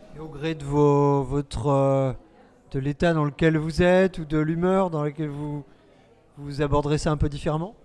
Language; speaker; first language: French; native; French